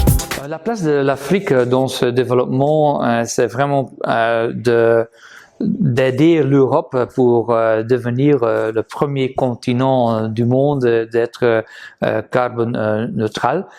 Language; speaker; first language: French; non-native, local second language; Dutch